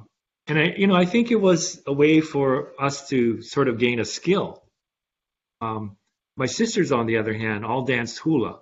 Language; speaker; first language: English; native; English